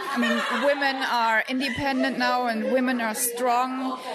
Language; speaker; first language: English; non-native, fluent; German